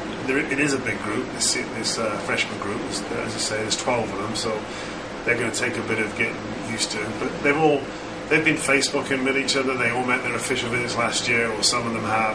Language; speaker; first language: English; native; English